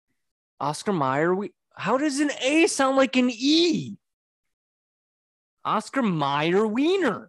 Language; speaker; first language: English; native; English